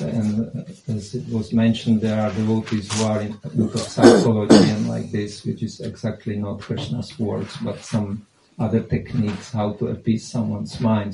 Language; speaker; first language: English; non-native, fluent; Czech